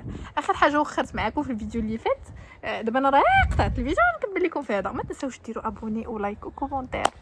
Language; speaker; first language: Arabic; native; Arabic